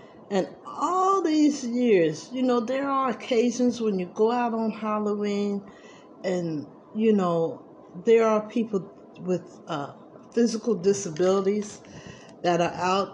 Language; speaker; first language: English; native; English